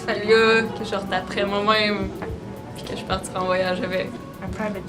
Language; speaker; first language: French; native; French